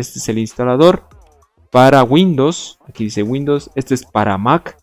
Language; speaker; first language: Spanish; native; Spanish